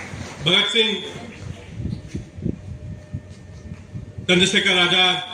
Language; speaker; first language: Hindi; native; Hindi